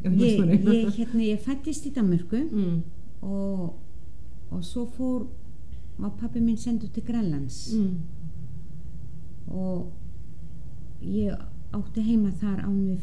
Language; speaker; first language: Icelandic; non-native, fluent; Danish